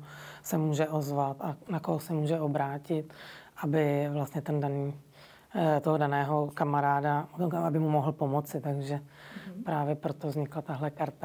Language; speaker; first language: Czech; native; Czech